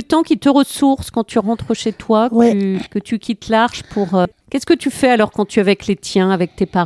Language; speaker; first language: French; native; French